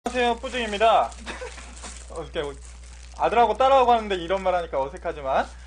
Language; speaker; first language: Korean; native; Korean